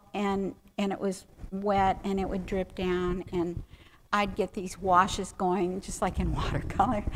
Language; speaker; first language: English; native; English